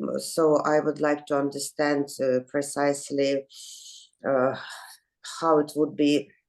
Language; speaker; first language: English; non-native, fluent; Ukrainian